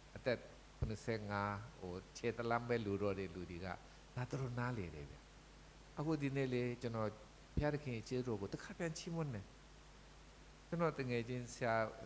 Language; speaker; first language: Burmese; non-native, local second language; Kachin